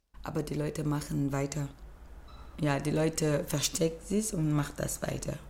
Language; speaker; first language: German; non-native, learner; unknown